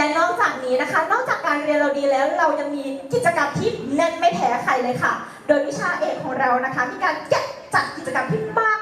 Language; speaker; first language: Thai; native; Thai